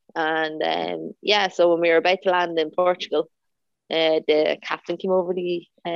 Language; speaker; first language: English; native; English